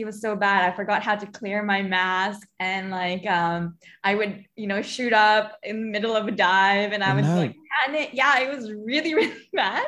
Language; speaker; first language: English; non-native, local second language; Filipino